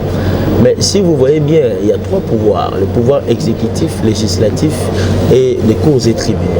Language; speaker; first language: French; non-native, local second language; Lingala